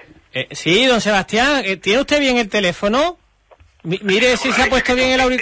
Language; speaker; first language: Spanish; native; Spanish